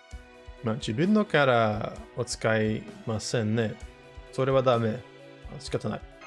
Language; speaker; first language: Japanese; non-native, learner; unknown